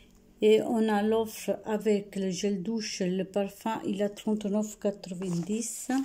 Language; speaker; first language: French; non-native, fluent; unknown